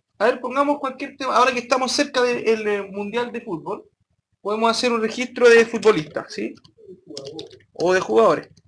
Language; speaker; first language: Spanish; native; Spanish